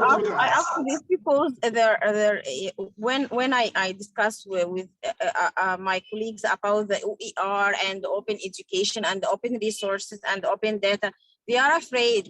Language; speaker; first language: English; non-native, learner; Arabic